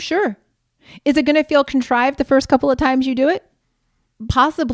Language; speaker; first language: English; native; English